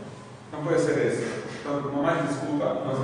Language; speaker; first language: Spanish; non-native, fluent; Portuguese